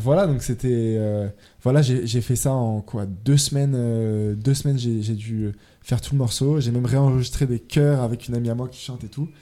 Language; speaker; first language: French; native; French